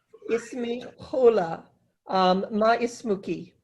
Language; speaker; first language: Arabic; non-native, learner; English